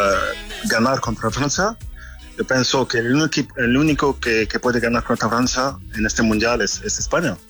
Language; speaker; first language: Spanish; non-native, fluent; French